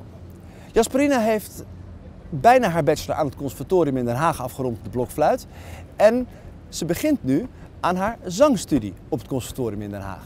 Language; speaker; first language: Dutch; native; Dutch